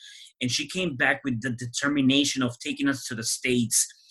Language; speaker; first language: English; early bilingual, other home language; Spanish